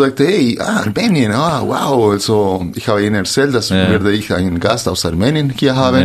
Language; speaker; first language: German; non-native, fluent; Spanish